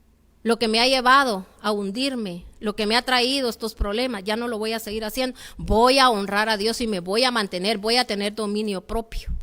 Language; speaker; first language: Spanish; native; Spanish